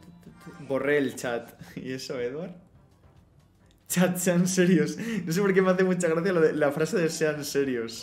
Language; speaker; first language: Spanish; native; Spanish